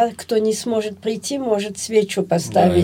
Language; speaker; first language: Russian; early bilingual, heritage; Russian